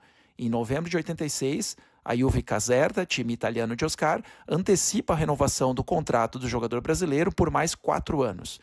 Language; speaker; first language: Portuguese; native; Portuguese